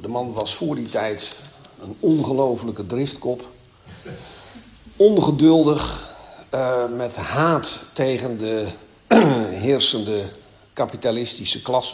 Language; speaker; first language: Dutch; native; Dutch